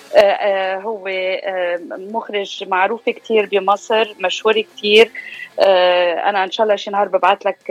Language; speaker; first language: Arabic; native; Arabic